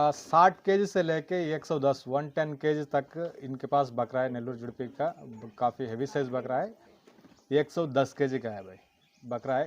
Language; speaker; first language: Hindi; non-native, local second language; Telugu